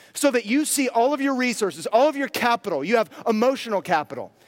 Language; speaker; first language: English; native; English